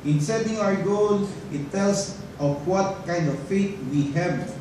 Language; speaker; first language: English; non-native, local second language; Filipino